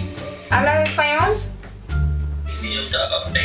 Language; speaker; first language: Spanish; non-native, learner; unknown